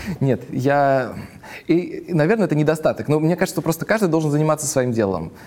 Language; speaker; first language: Russian; native; Russian